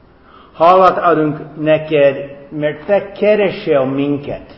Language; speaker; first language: Hungarian; non-native, fluent; English